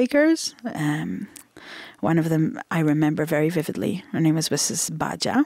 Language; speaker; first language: English; non-native, fluent; Hebrew